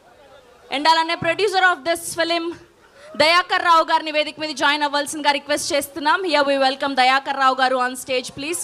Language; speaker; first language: Telugu; native; Telugu